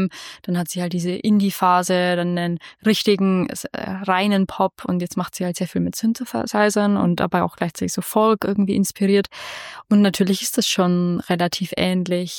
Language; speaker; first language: German; native; German